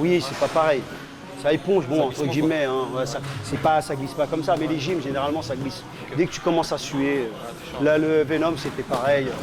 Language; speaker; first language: French; native; French